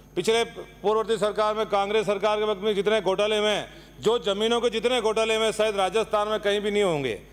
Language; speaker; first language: Hindi; native; Hindi